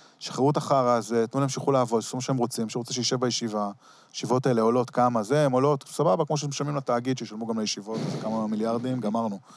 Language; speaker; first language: Hebrew; early bilingual, heritage; Hebrew